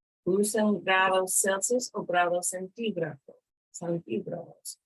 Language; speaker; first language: Spanish; non-native, fluent; English